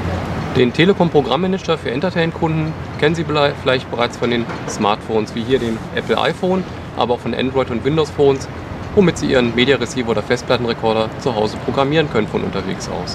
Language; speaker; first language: German; native; German